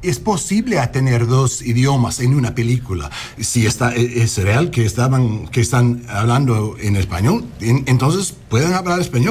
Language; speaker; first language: Spanish; non-native, learner; English